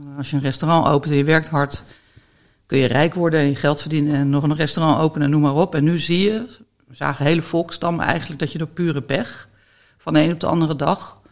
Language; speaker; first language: Dutch; native; Dutch